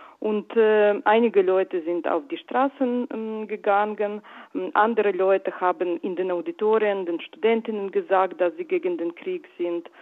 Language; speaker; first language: German; non-native, fluent; Russian